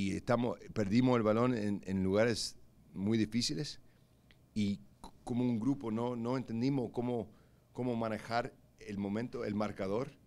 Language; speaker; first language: Spanish; early bilingual, heritage; Spanish